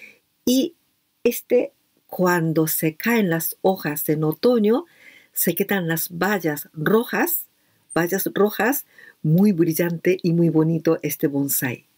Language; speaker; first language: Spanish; non-native, fluent; Japanese